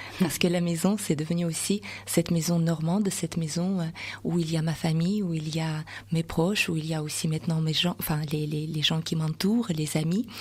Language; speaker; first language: French; non-native, fluent; Russian